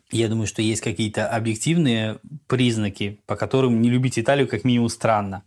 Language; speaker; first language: Russian; native; Russian